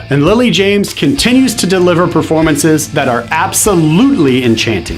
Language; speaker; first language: English; native; English